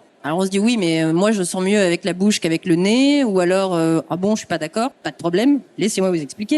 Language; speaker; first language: French; native; French